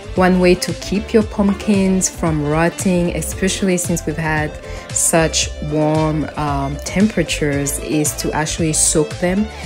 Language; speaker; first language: English; non-native, fluent; French